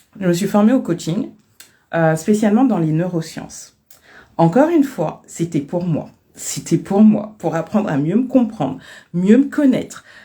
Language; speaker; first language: French; native; French